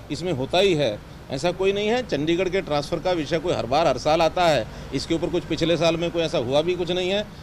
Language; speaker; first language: Hindi; native; Hindi